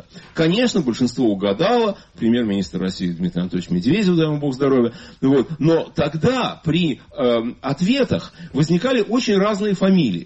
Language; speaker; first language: Russian; native; Russian